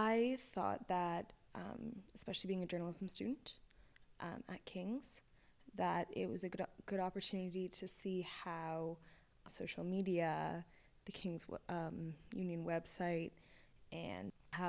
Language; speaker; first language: English; native; English